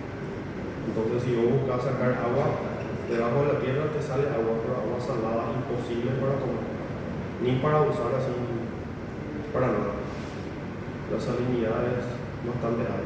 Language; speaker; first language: Spanish; native; Spanish